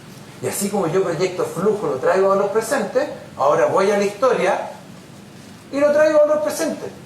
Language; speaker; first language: Spanish; native; Spanish